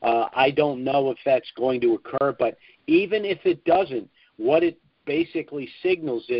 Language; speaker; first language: English; native; English